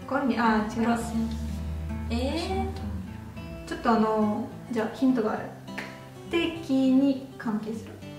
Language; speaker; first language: Japanese; non-native, fluent; Russian